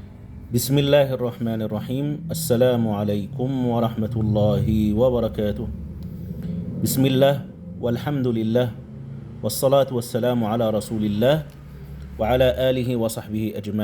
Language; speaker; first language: Arabic; non-native, fluent; Indonesian